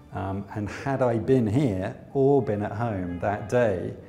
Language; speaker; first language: English; native; English